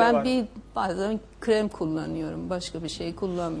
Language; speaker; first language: Turkish; non-native, fluent; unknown